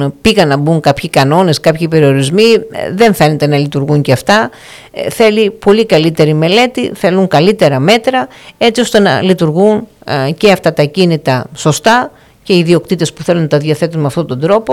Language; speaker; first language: Greek; native; Greek